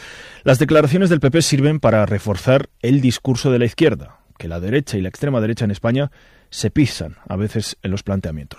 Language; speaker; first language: Spanish; native; Spanish